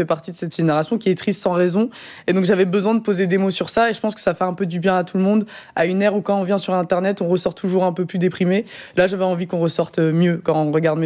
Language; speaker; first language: French; native; French